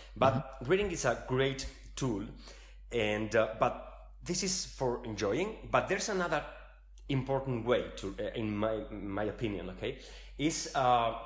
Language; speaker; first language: English; non-native, fluent; Spanish